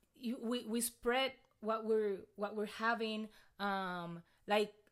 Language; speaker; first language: English; non-native, fluent; Spanish